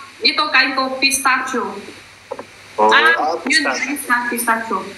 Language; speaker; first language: Filipino; non-native, local second language; Cebuano